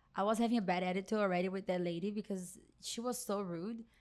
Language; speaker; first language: English; non-native, fluent; Portuguese